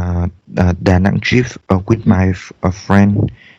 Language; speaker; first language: English; non-native, learner; Vietnamese